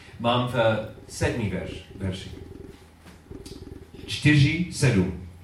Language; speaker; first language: Czech; non-native, learner; English